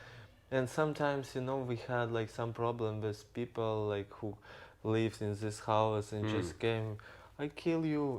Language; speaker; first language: English; non-native, learner; Ukrainian